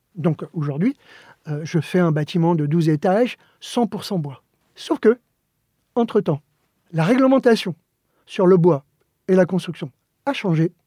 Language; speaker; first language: French; early bilingual, other home language; Spanish